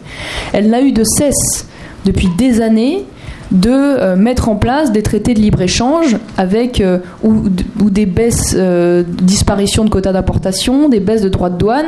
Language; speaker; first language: French; native; French